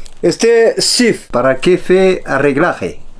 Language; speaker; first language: Spanish; non-native, learner; Arabic